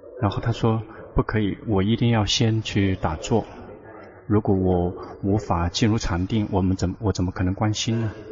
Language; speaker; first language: Chinese; non-native, fluent; Thai